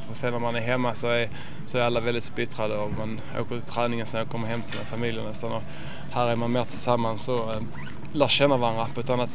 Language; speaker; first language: Swedish; native; Swedish